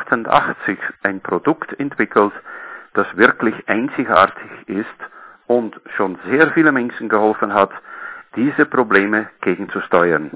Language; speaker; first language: German; native; German